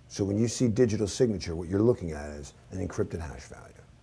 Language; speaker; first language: English; native; English